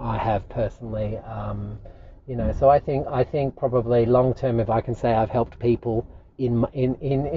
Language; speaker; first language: English; native; English